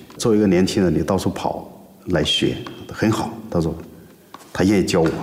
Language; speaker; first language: Chinese; non-native, local second language; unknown